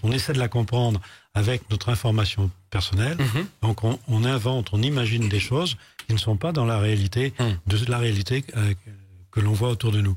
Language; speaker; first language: French; native; French